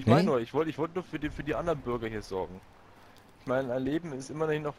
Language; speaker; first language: German; native; German